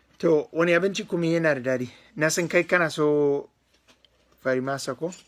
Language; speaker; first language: Hausa; non-native, learner; English